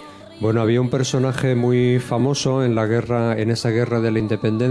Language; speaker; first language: Spanish; native; Spanish